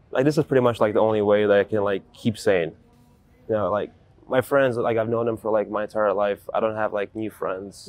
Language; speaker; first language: English; native; English